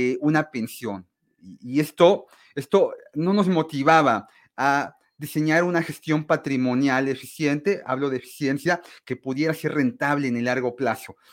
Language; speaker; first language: Spanish; native; Spanish